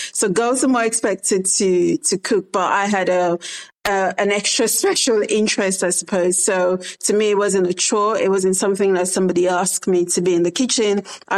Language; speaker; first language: English; non-native, local second language; Krio